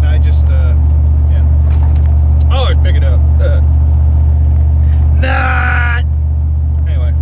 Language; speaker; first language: English; native; English